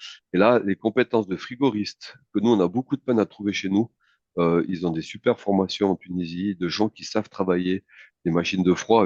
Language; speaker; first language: French; native; French